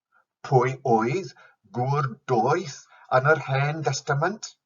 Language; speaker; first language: Welsh; non-native, fluent; English